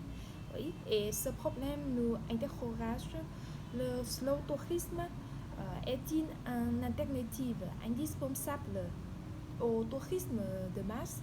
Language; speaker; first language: French; non-native, learner; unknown